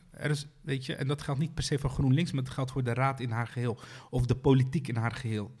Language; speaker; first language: Dutch; early bilingual, other home language; Arabic